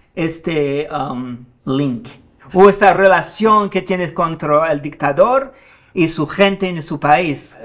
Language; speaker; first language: Spanish; non-native, fluent; French